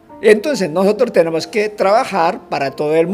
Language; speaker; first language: Spanish; non-native, fluent; Korean